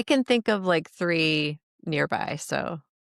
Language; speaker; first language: English; native; English